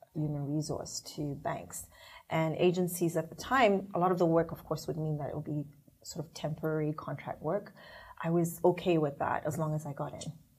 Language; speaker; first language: English; non-native, local second language; Shona